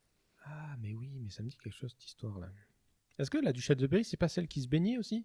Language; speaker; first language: French; native; French